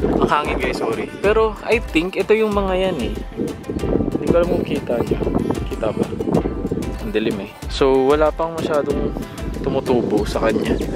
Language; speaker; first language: Filipino; native; Filipino